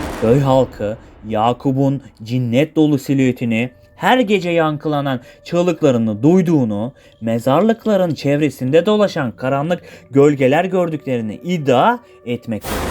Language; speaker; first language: Turkish; native; Turkish